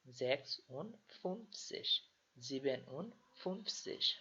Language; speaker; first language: German; non-native, learner; Bangla